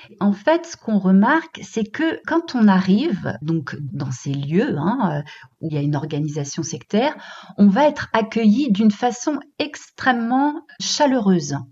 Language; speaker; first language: French; native; French